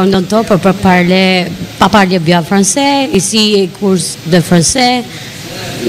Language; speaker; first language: French; non-native, learner; Albanian